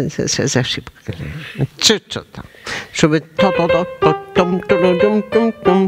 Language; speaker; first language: Polish; non-native, learner; Russian